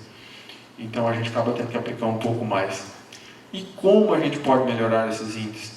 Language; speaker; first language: Portuguese; native; Portuguese